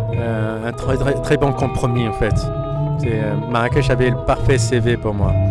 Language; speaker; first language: French; non-native, local second language; Arabic